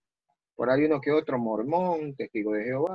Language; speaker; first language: Spanish; native; Spanish